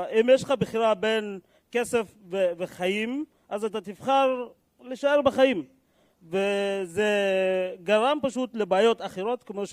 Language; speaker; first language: Hebrew; non-native, fluent; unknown